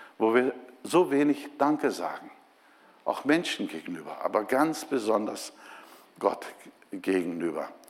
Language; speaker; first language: German; non-native, fluent; Portuguese